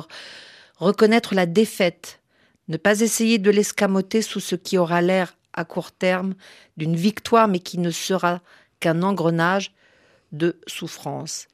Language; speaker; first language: French; native; French